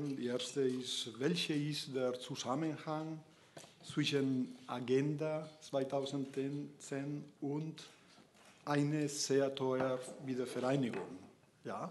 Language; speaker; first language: German; non-native, learner; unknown